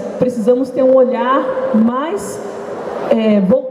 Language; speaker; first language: Portuguese; native; Portuguese